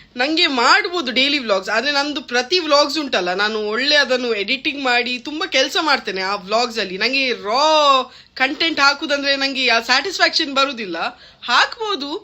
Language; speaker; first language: Kannada; non-native, local second language; Tulu